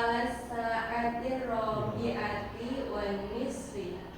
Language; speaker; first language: Arabic; non-native, learner; Indonesian